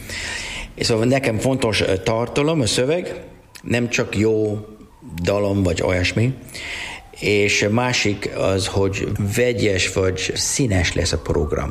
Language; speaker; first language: Hungarian; non-native, learner; English